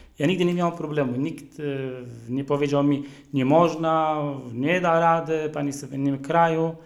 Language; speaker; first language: Polish; non-native, fluent; Arabic